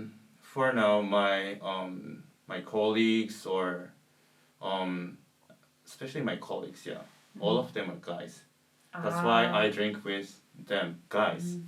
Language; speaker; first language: English; non-native, learner; Japanese